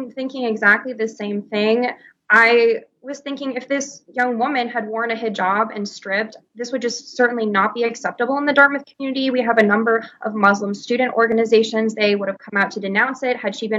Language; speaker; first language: English; native; English